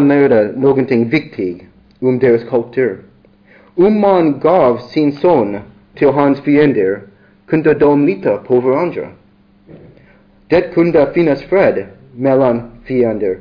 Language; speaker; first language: Swedish; non-native, learner; English